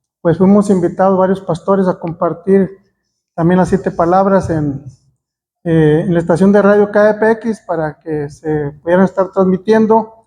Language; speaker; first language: Spanish; native; Spanish